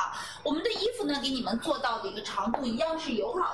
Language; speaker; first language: Chinese; native; Chinese